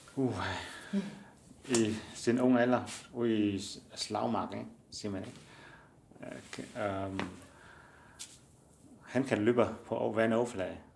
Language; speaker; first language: Danish; non-native, learner; Chinese